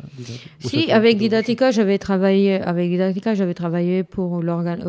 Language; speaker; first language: French; non-native, fluent; Romanian